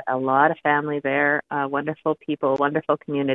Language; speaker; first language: English; native; English